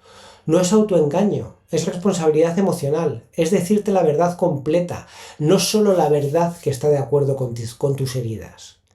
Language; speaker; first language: Spanish; native; Spanish